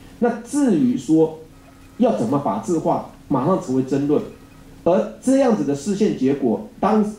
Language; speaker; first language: Chinese; native; Chinese